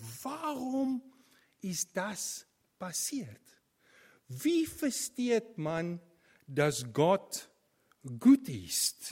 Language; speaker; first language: German; non-native, fluent; Afrikaans